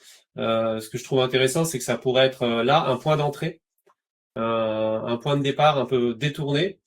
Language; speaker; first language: French; native; French